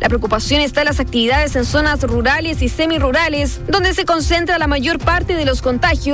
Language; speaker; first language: Spanish; native; Spanish